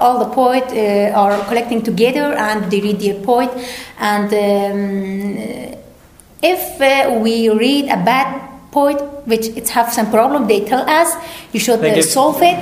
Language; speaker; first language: English; non-native, learner; Persian